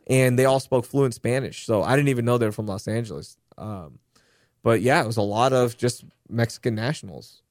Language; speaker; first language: English; early bilingual, other home language; Urdu